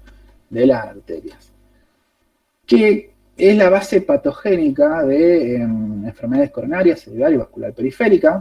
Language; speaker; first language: Spanish; native; Spanish